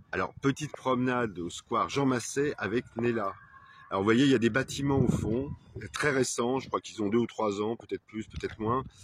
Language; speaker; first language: French; native; French